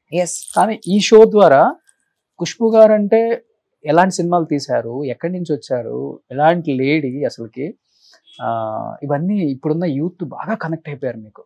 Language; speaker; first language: Telugu; native; Telugu